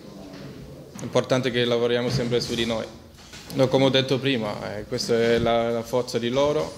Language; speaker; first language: Italian; early bilingual, heritage; Italian